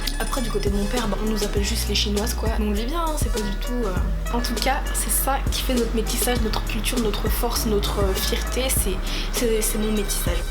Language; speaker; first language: French; native; French